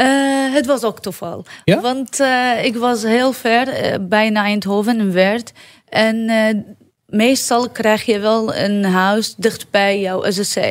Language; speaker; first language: Dutch; non-native, learner; Arabic